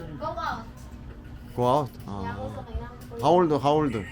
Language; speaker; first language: English; non-native, learner; Korean